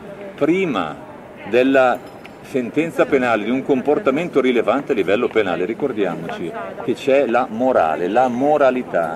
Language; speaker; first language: Italian; native; Italian